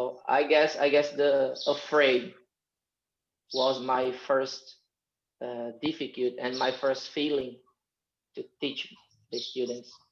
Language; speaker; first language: English; non-native, fluent; Portuguese